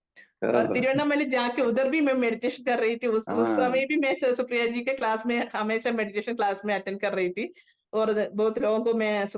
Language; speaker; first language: Hindi; non-native, local second language; Malayalam